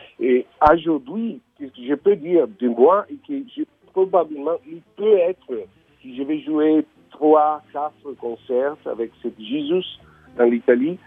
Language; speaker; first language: French; non-native, learner; Italian